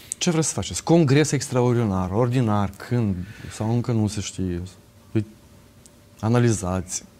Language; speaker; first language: Romanian; native; Romanian